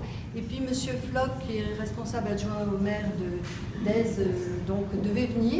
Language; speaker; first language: French; native; French